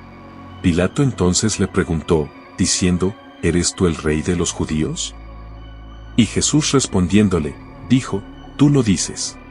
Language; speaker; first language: Spanish; native; Spanish